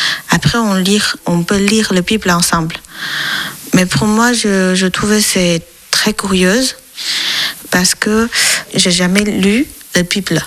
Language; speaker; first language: French; non-native, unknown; Chinese